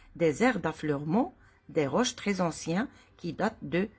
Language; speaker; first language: French; non-native, local second language; Arabic